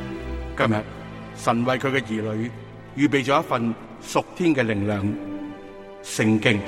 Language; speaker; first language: Chinese; native; Chinese